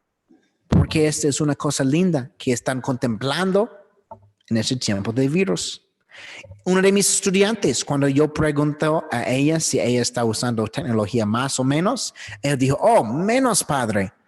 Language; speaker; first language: Spanish; non-native, learner; English